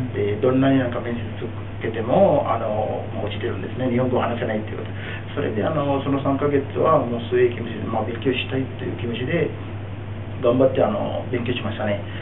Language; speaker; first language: Japanese; non-native, fluent; Sinhala